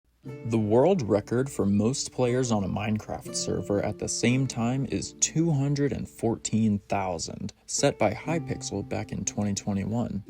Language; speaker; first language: English; native; English